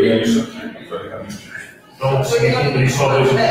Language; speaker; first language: Portuguese; native; Portuguese